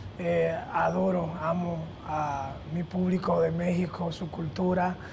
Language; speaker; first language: Spanish; early bilingual, heritage; Spanish